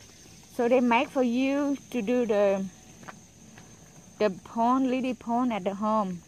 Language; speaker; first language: English; non-native, learner; Vietnamese